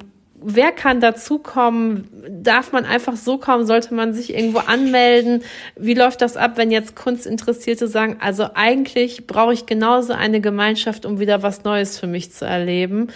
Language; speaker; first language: German; native; German